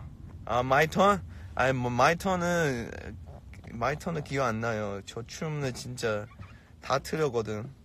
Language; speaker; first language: Korean; non-native, fluent; Chinese